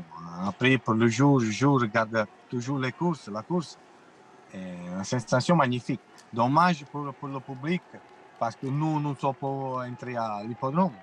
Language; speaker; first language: French; non-native, fluent; Italian